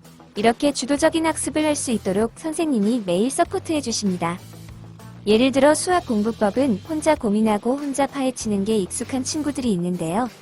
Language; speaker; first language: Korean; native; Korean